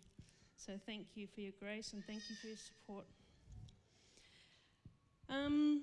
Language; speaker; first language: English; native; English